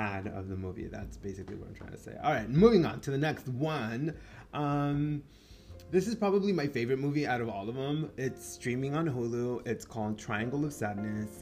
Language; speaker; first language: English; non-native, fluent; Spanish